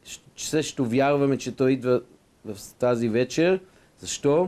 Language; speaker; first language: Bulgarian; non-native, fluent; Hebrew